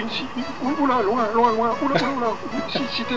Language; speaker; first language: French; native; French